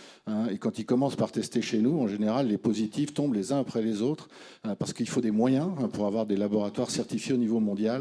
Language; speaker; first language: French; native; French